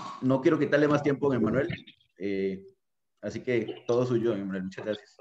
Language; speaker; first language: Spanish; native; Spanish